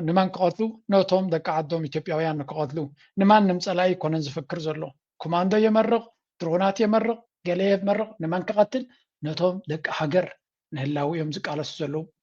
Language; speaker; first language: Tigrinya; native; Tigrinya